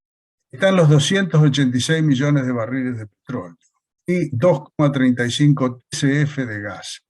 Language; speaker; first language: Spanish; native; Spanish